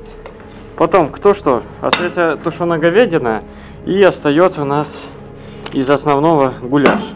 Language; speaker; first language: Russian; native; Russian